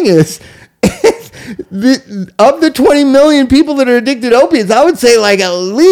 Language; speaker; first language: English; native; English